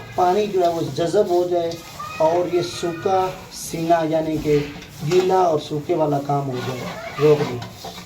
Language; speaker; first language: Urdu; native; Urdu